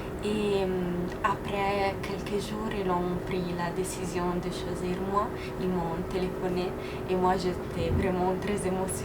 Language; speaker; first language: French; non-native, learner; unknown